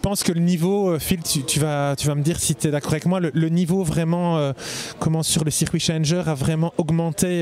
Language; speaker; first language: French; native; French